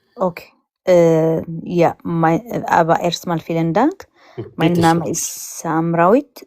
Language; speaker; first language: German; non-native, learner; Amharic